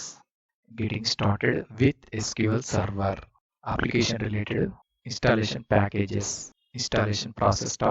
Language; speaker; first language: English; non-native, learner; Telugu